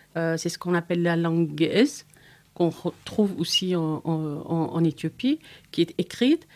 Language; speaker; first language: French; non-native, fluent; Tigrinya